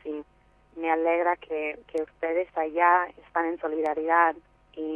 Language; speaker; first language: Spanish; non-native, fluent; English